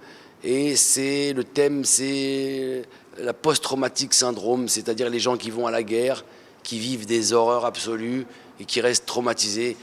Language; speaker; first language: French; early bilingual, other home language; Arabic